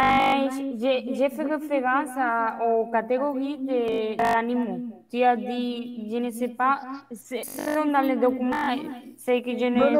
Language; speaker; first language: French; non-native, fluent; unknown